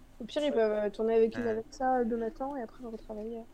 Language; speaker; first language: French; native; French